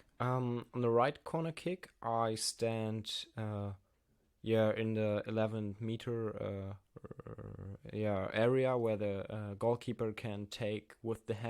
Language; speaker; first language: English; non-native, learner; German